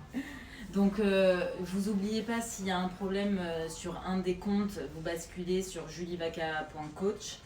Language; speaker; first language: French; native; French